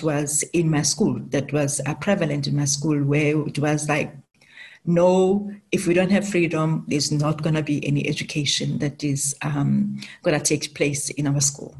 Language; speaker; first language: English; non-native, local second language; Southern Sotho